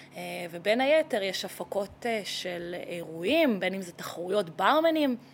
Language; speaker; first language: Hebrew; early bilingual, other home language; Russian